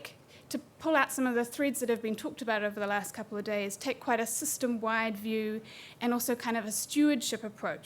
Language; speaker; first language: English; native; English